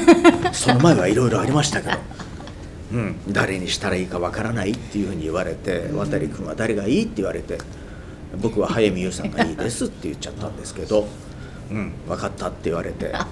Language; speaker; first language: Japanese; native; Japanese